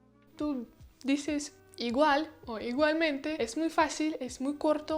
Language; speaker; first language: Spanish; non-native, learner; Russian